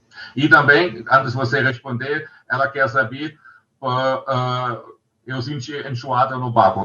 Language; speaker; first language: Portuguese; non-native, learner; German